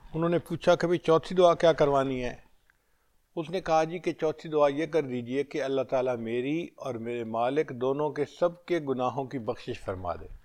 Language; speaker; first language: Urdu; native; Urdu